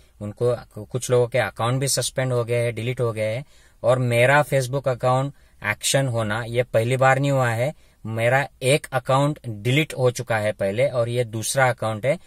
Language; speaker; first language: Hindi; non-native, local second language; Marathi